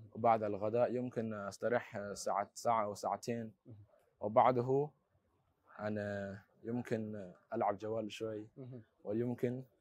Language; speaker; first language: Arabic; non-native, learner; Chinese